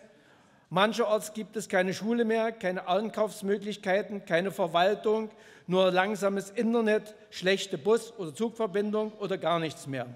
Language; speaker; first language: German; native; German